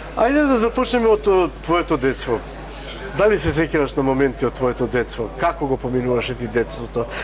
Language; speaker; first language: Macedonian; non-native, local second language; Romany